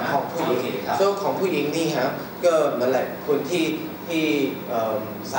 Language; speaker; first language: Thai; non-native, learner; Chinese